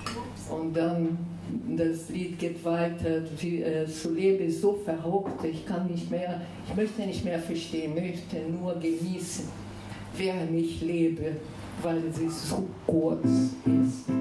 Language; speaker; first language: German; non-native, fluent; Portuguese